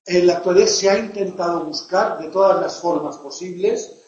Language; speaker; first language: Spanish; non-native, local second language; Catalan